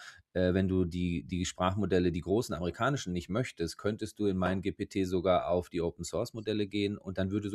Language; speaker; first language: German; native; German